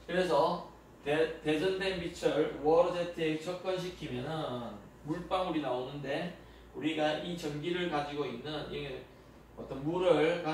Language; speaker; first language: Korean; native; Korean